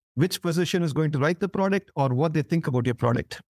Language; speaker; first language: English; non-native, local second language; Tamil